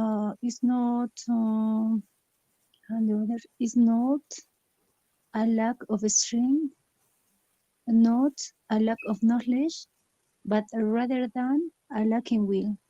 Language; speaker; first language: English; non-native, learner; Spanish